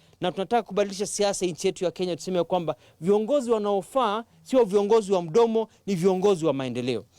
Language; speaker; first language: Swahili; non-native, local second language; Kamba